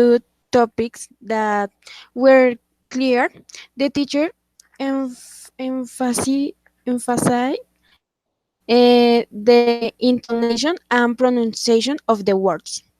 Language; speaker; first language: English; non-native, learner; Spanish